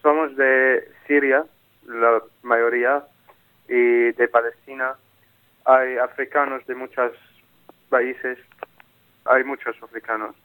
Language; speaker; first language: Spanish; non-native, learner; Arabic